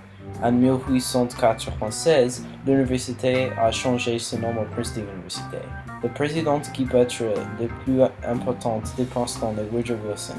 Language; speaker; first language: French; non-native, learner; English